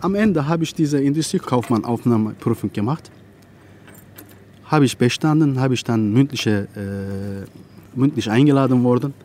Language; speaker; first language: German; non-native, learner; Turkish